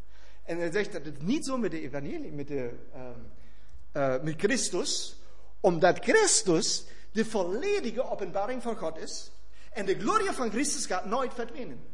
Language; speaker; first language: Dutch; non-native, fluent; German